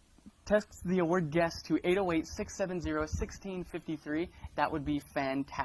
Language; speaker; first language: English; native; English